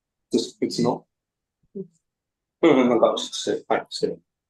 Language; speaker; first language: Japanese; non-native, learner; English